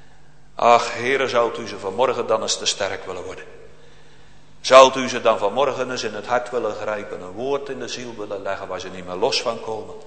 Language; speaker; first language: Dutch; native; Dutch